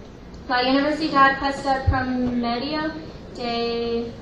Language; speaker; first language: Spanish; non-native, learner; English